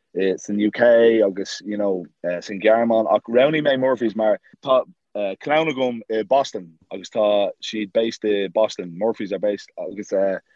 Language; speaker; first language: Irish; non-native, local second language; English